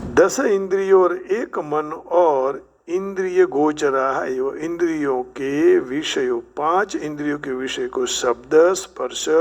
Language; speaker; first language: Hindi; non-native, local second language; Gujarati